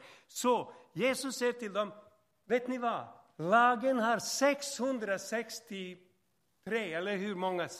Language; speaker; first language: Swedish; non-native, fluent; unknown